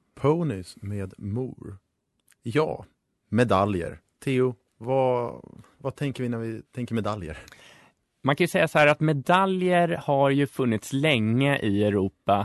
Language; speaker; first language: Swedish; native; Swedish